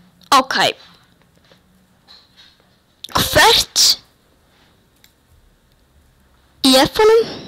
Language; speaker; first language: Icelandic; early bilingual, heritage; Icelandic